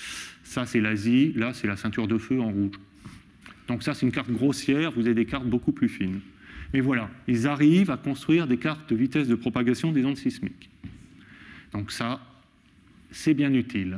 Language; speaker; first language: French; native; French